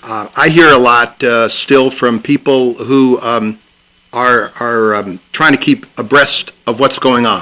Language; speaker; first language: English; native; English